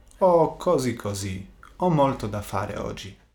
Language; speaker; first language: Italian; non-native, learner; Polish